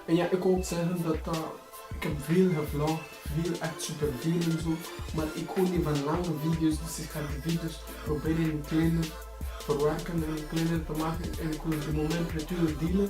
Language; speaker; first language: Dutch; early bilingual, other home language; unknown